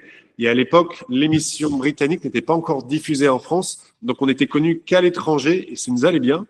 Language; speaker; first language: French; native; French